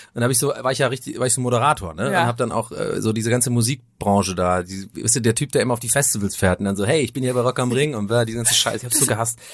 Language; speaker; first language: German; non-native, fluent; English